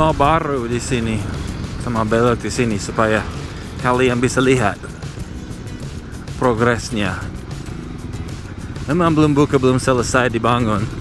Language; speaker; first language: Indonesian; non-native, fluent; English